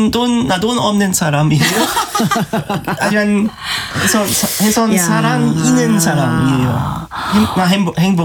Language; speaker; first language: Korean; non-native, learner; German